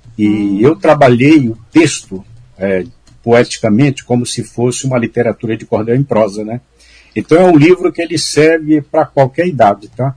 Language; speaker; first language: Portuguese; native; Portuguese